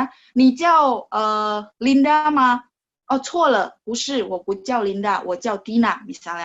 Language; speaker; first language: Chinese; non-native, fluent; Indonesian